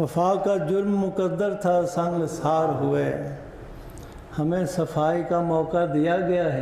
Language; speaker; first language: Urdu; non-native, local second language; Punjabi